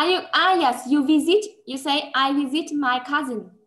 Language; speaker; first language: English; non-native, fluent; Vietnamese